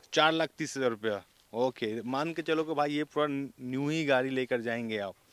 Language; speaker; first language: Hindi; native; Hindi